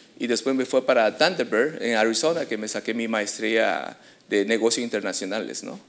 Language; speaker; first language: Spanish; early bilingual, other home language; Chinese